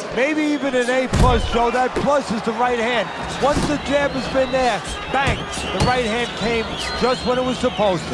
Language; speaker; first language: English; native; English